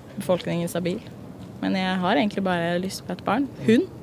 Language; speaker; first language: Norwegian; native; Norwegian